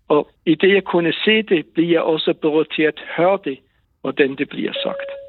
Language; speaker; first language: Danish; non-native, fluent; Swiss German